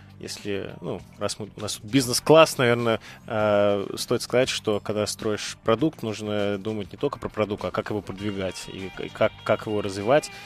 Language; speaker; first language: Russian; early bilingual, heritage; Russian